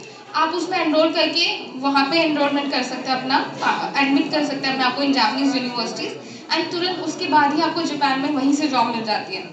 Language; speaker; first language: Hindi; native; Hindi